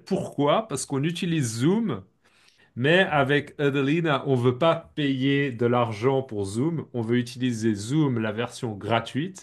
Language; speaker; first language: French; native; French